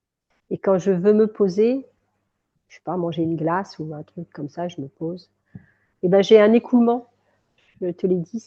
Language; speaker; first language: French; native; French